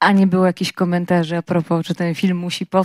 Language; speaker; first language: Polish; native; Polish